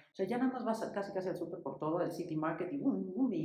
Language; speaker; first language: Spanish; native; Spanish